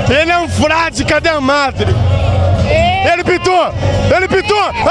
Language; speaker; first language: Portuguese; native; Portuguese